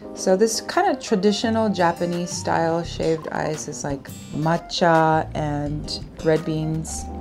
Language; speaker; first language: English; early bilingual, other home language; Japanese